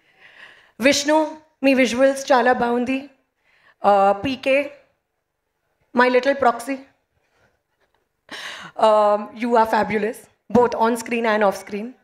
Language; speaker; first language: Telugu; non-native, learner; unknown